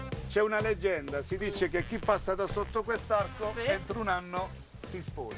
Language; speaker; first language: Italian; native; Italian